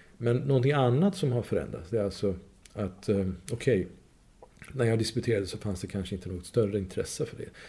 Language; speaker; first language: Swedish; non-native, fluent; Persian